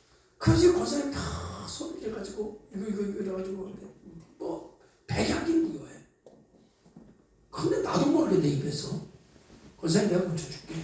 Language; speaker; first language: Korean; native; Korean